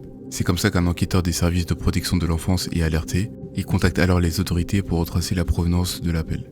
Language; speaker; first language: French; native; French